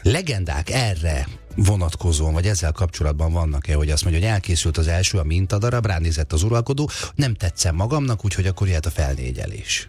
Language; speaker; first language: Hungarian; native; Hungarian